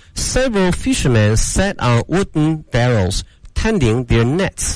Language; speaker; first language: English; non-native, fluent; Chinese